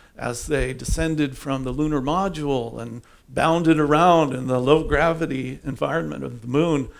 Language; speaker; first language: English; native; English